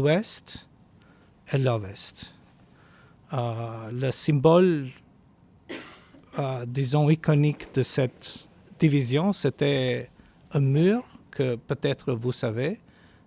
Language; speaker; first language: French; non-native, fluent; Albanian